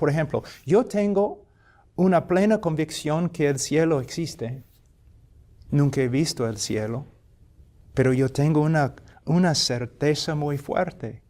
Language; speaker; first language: Spanish; non-native, fluent; English